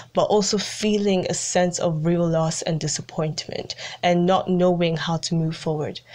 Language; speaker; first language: English; early bilingual, other home language; Italian